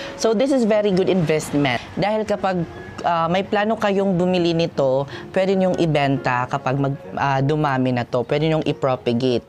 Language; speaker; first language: Filipino; non-native, local second language; Waray